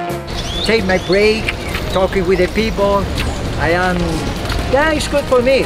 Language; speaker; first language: English; non-native, learner; Spanish